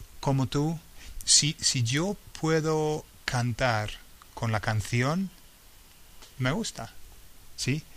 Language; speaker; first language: Spanish; non-native, fluent; English